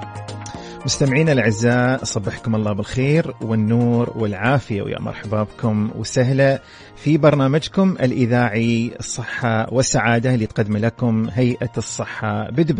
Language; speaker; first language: Arabic; native; Arabic